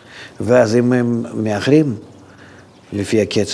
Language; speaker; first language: Hebrew; non-native, fluent; Russian